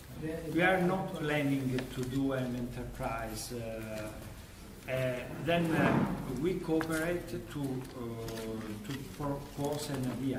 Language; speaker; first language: English; non-native, learner; Italian